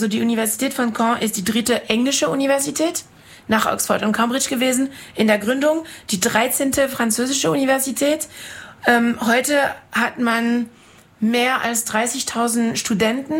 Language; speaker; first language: German; non-native, fluent; French